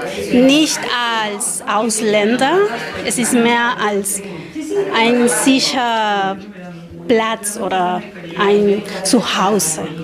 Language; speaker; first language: German; non-native, learner; Spanish